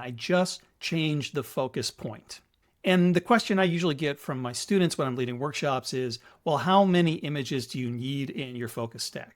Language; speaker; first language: English; native; English